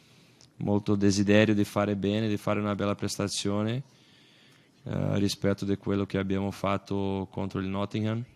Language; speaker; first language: Italian; non-native, fluent; Portuguese